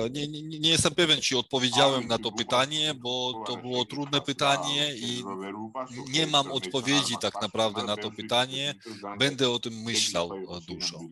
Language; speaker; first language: Polish; non-native, fluent; Georgian